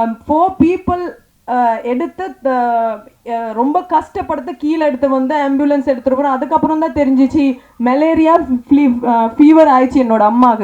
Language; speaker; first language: Tamil; non-native, fluent; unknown